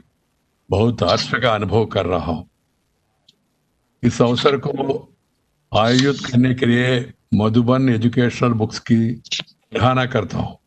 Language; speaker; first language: Hindi; non-native, local second language; Telugu